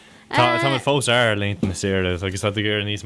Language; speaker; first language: Irish; non-native, local second language; English